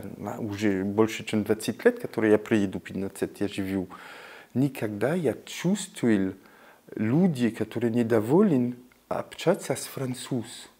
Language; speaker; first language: Russian; non-native, fluent; French